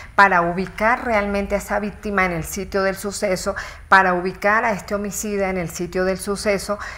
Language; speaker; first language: Spanish; native; Spanish